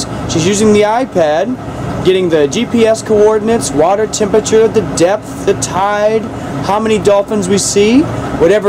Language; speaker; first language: English; native; English